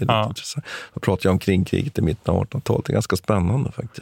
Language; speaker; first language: Swedish; native; Swedish